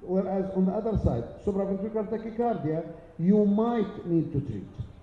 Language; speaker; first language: English; non-native, fluent; Arabic